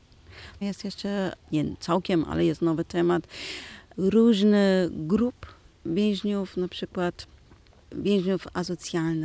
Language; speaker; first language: Polish; non-native, learner; German